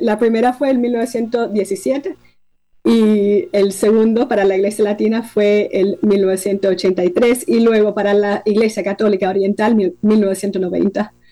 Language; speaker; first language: Spanish; early bilingual, heritage; Spanish